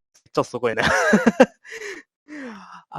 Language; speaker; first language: Japanese; non-native, learner; Indonesian